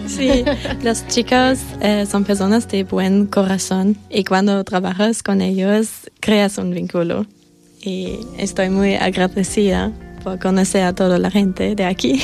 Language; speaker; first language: Spanish; non-native, fluent; German